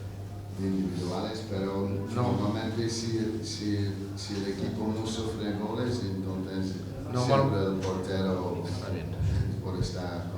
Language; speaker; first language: Spanish; non-native, fluent; English